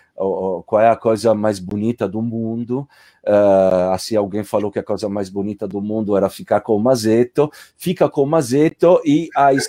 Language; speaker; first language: Portuguese; non-native, fluent; Italian